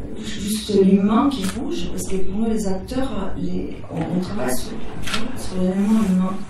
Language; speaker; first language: French; non-native, fluent; Italian